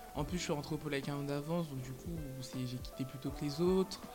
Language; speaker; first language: French; native; French